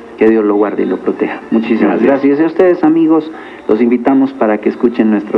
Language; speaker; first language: Spanish; native; Spanish